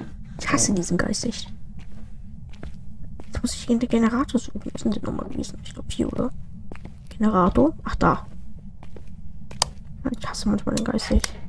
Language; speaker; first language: German; native; German